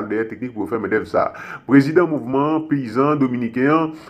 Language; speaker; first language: Haitian Creole; native; Haitian Creole